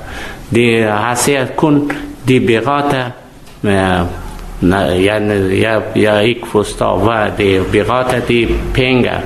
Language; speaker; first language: Danish; non-native, learner; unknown